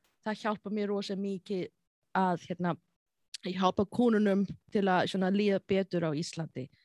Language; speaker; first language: Icelandic; non-native, fluent; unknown